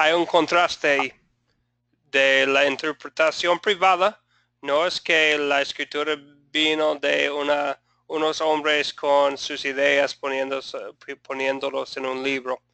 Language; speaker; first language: Spanish; non-native, fluent; English